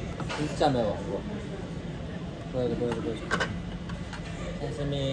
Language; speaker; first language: Korean; non-native, learner; Japanese